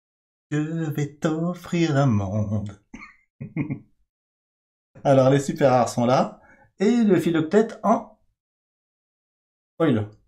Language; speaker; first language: French; native; French